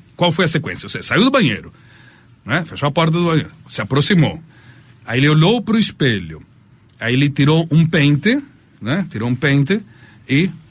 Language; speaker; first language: Portuguese; early bilingual, other home language; Spanish